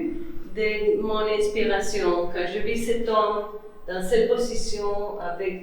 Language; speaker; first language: French; non-native, fluent; Spanish